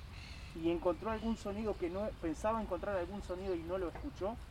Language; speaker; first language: Spanish; native; Spanish